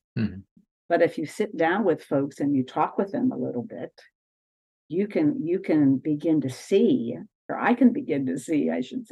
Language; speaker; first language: English; native; English